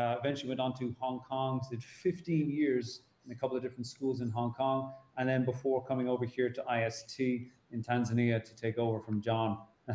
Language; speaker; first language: English; native; English